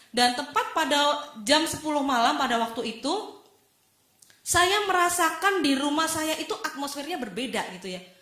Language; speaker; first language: Indonesian; native; Indonesian